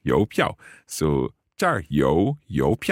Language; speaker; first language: Chinese; non-native, learner; English